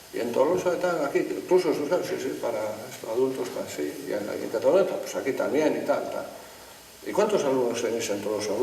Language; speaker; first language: Spanish; non-native, local second language; Basque